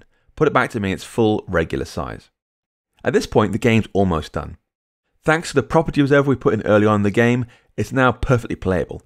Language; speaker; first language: English; native; English